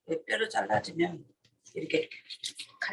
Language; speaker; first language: Korean; native; Korean